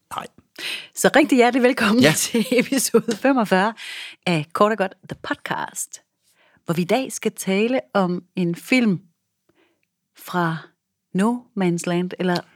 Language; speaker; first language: Danish; native; Danish